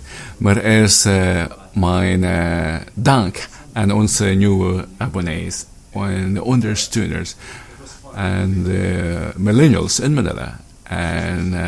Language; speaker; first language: Dutch; non-native, learner; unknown